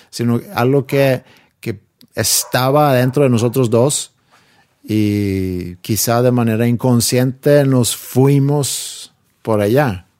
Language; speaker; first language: Spanish; non-native, fluent; Swedish